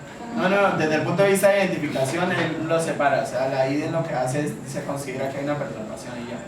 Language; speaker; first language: Spanish; native; Spanish